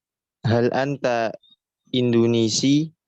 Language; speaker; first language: Arabic; non-native, learner; Indonesian